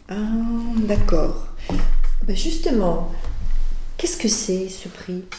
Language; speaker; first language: French; native; French